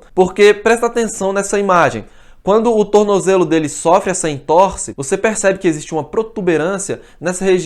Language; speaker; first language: Portuguese; native; Portuguese